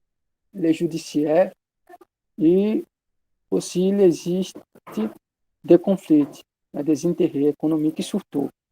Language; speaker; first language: French; non-native, learner; Portuguese